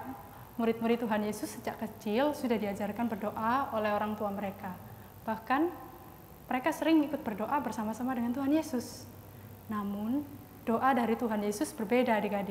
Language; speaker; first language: Indonesian; native; Indonesian